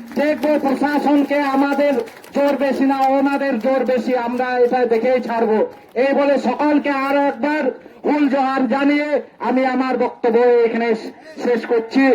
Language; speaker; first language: Bangla; non-native, local second language; Santali